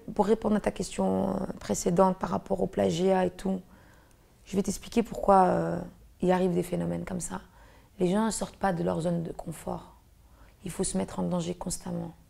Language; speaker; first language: French; native; French